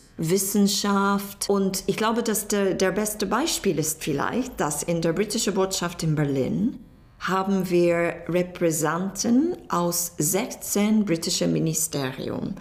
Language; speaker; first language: German; non-native, learner; English